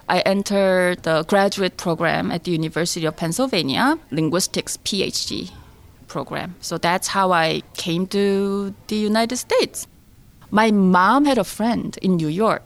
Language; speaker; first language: English; non-native, fluent; Korean